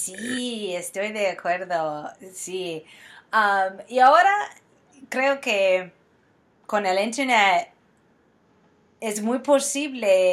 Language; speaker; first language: Spanish; non-native, fluent; English